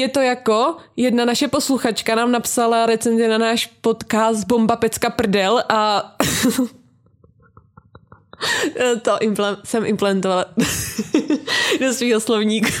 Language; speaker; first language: Czech; native; Czech